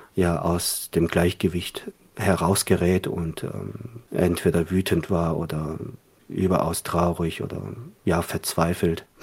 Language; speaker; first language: German; early bilingual, other home language; Korean